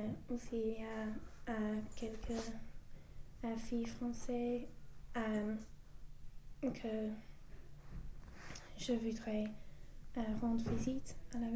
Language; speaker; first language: French; non-native, learner; English